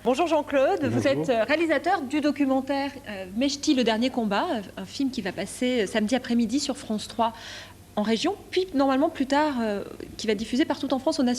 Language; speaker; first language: French; native; French